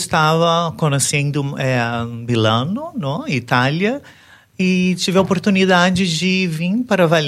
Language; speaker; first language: Spanish; non-native, learner; Portuguese